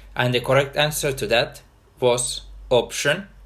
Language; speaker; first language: English; non-native, fluent; Finnish